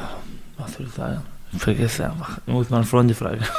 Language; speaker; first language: German; non-native, learner; Baluchi